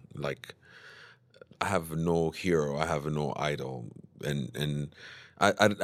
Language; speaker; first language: English; early bilingual, other home language; Amharic